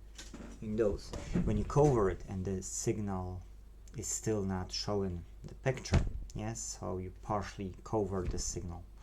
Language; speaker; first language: English; non-native, fluent; Polish